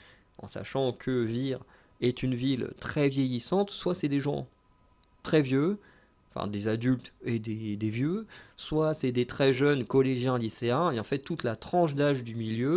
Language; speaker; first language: French; native; French